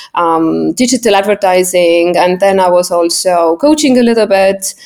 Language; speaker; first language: English; non-native, fluent; Estonian